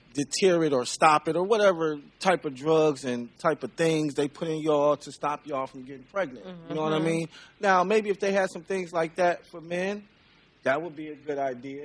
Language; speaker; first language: English; native; English